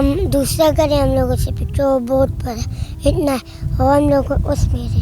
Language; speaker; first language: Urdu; non-native, local second language; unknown